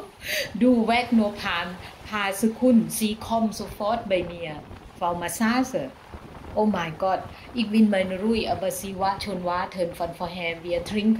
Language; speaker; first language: German; non-native, learner; Thai